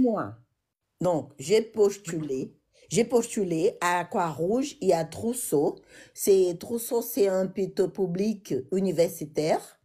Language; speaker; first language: French; non-native, learner; Portuguese